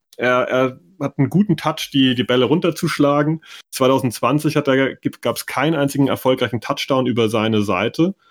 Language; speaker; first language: German; native; German